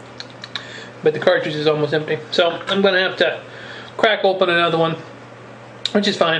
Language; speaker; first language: English; native; English